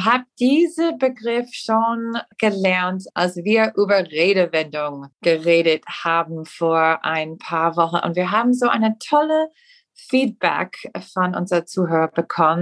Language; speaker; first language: German; non-native, fluent; English